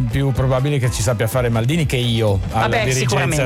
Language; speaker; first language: Italian; native; Italian